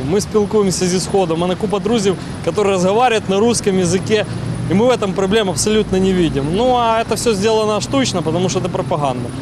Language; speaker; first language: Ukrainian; native; Ukrainian